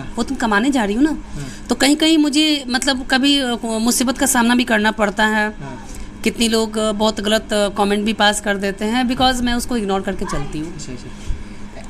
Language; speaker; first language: Hindi; native; Hindi